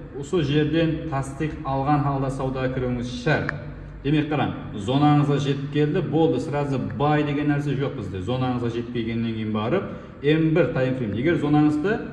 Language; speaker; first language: Uzbek; non-native, local second language; Kara-Kalpak